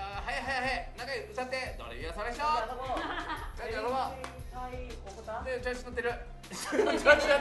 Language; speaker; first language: Japanese; native; Japanese